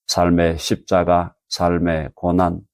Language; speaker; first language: Korean; native; Korean